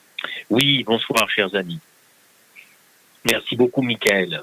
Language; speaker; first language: French; native; French